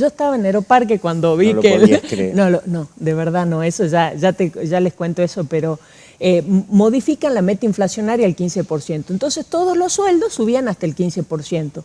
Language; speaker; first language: Spanish; native; Spanish